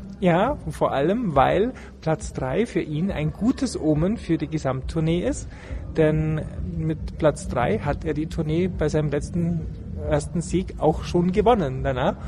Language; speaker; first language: German; native; German